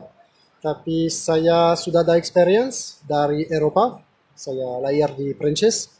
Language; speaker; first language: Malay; non-native, learner; French